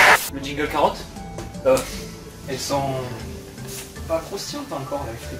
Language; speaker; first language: French; native; French